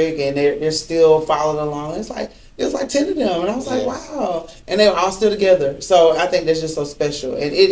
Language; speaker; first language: English; native; English